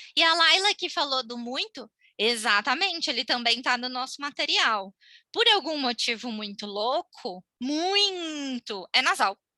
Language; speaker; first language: Portuguese; native; Portuguese